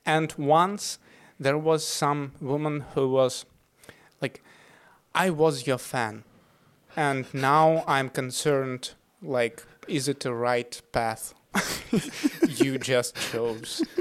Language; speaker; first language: English; non-native, fluent; Russian